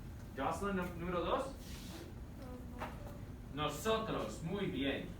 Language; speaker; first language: Spanish; non-native, fluent; English